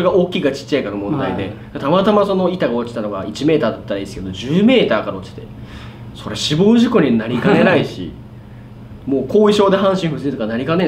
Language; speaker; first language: Japanese; native; Japanese